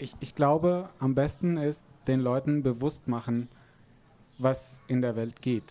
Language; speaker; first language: German; non-native, fluent; Arabic